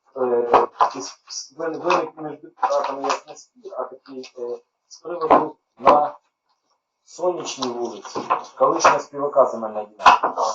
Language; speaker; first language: Ukrainian; native; Ukrainian